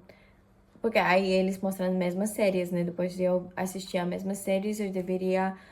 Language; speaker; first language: Portuguese; non-native, fluent; Japanese